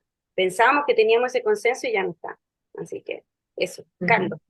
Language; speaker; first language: Spanish; native; Spanish